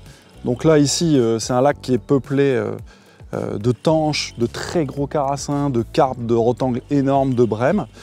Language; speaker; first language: French; native; French